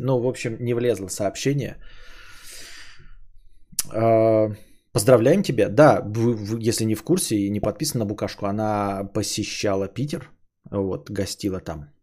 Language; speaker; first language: Russian; native; Russian